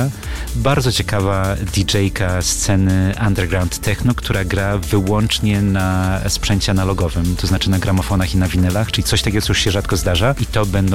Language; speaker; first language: Polish; native; Polish